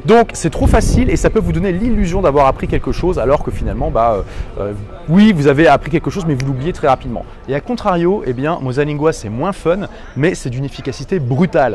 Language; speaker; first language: French; native; French